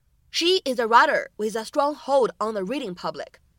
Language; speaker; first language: English; non-native, fluent; Chinese